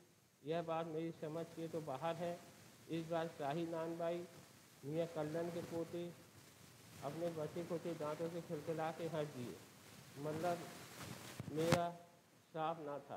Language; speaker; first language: Hindi; native; Hindi